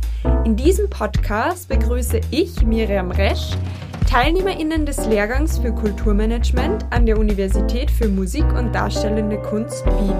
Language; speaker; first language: German; native; German